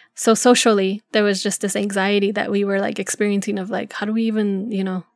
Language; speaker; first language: English; native; English